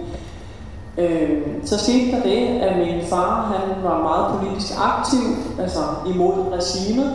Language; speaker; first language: Danish; early bilingual, other home language; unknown